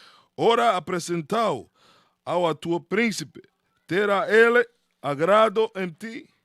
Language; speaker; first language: Portuguese; non-native, learner; Spanish